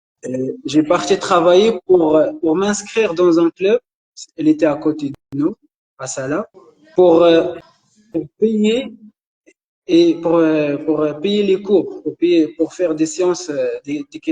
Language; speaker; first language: French; non-native, local second language; Arabic